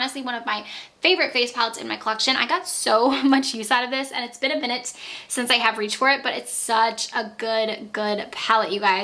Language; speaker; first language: English; native; English